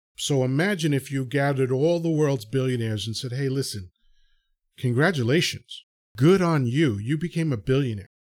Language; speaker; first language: English; early bilingual, other home language; Spanish